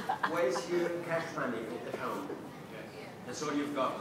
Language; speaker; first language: English; non-native, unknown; German